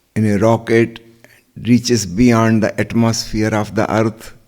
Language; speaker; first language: English; non-native, local second language; Hindi